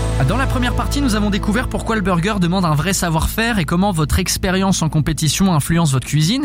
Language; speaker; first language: French; native; French